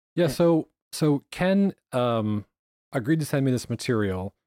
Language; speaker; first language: English; native; English